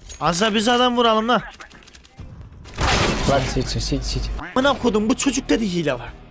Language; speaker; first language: Turkish; native; Turkish